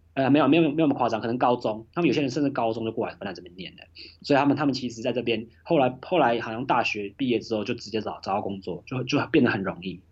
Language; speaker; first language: Chinese; native; Chinese